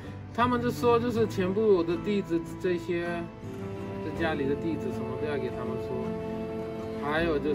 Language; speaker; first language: Chinese; non-native, fluent; Hindi